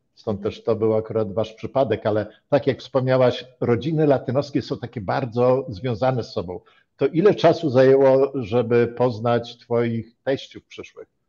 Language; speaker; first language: Polish; native; Polish